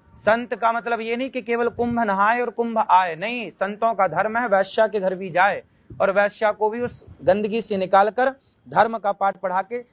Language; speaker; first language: Hindi; native; Hindi